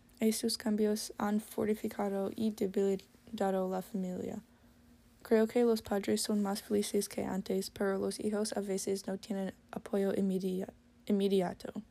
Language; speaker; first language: Spanish; non-native, learner; English